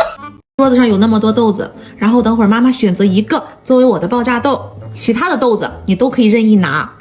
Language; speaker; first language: Chinese; native; Chinese